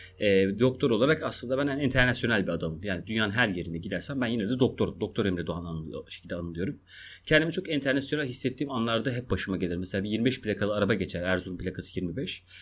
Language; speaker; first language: Turkish; non-native, local second language; Kurdish